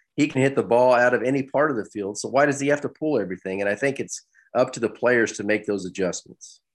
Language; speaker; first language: English; native; English